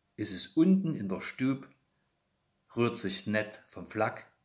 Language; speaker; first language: German; native; German